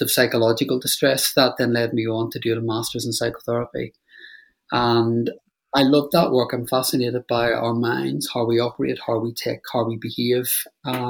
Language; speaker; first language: English; native; English